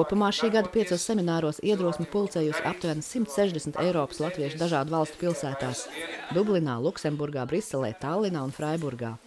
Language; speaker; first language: Latvian; native; Latvian